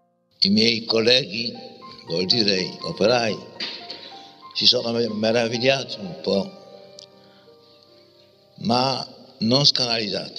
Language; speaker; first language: Italian; non-native, fluent; Polish